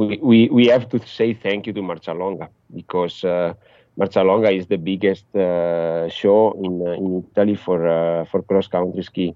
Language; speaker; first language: English; non-native, fluent; Italian